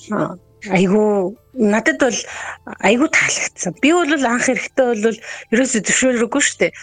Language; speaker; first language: Mongolian; native; Mongolian